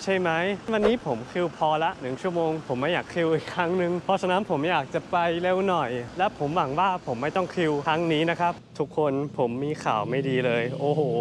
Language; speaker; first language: Thai; non-native, fluent; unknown